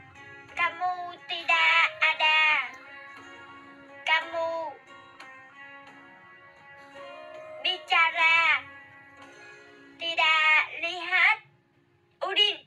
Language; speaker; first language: Indonesian; non-native, learner; Vietnamese